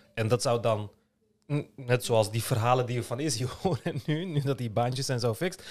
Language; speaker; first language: Dutch; early bilingual, other home language; Turkish